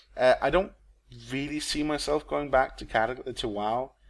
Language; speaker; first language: English; non-native, fluent; Danish